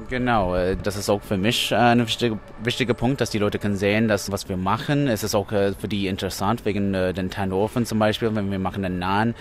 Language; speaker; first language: German; non-native, fluent; English